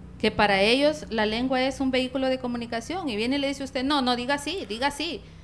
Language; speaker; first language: Spanish; native; Spanish